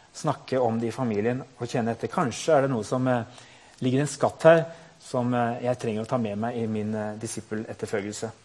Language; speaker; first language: Norwegian; native; Norwegian